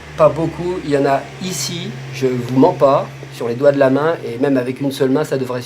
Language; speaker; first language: French; native; French